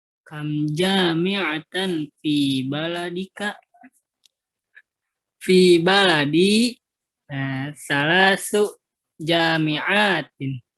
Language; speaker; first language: Arabic; non-native, learner; Indonesian